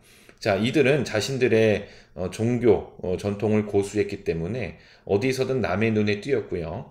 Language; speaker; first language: Korean; native; Korean